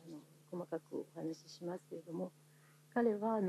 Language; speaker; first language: Japanese; non-native, fluent; French